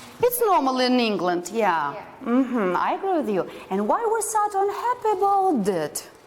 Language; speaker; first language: English; non-native, fluent; Russian